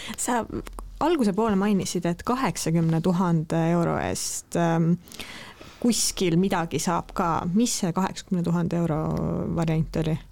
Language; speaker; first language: Estonian; native; Estonian